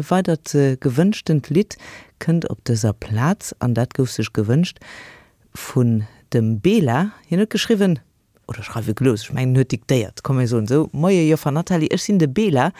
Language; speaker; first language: Luxembourgish; native; Luxembourgish